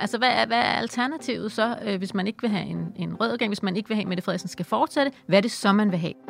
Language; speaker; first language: Danish; native; Danish